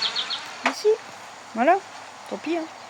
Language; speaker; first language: French; native; French